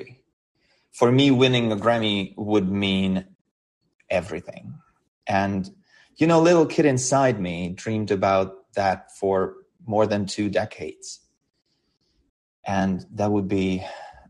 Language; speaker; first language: English; non-native, fluent; Hungarian